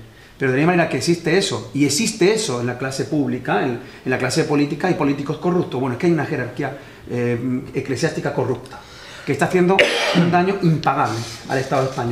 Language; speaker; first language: Spanish; native; Spanish